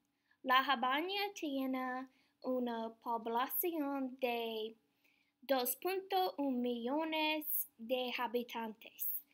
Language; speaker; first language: Spanish; non-native, learner; English